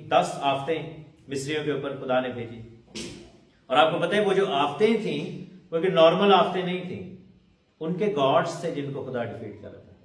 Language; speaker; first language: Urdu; non-native, local second language; Punjabi